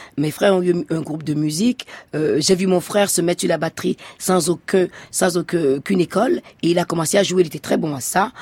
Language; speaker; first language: French; non-native, local second language; Fon